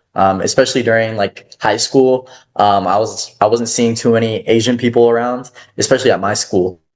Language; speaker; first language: English; early bilingual, other home language; Kazakh